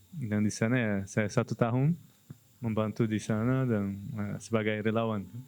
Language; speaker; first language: Indonesian; non-native, fluent; Portuguese